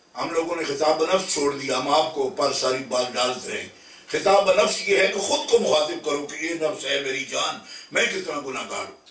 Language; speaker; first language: Urdu; non-native, local second language; Punjabi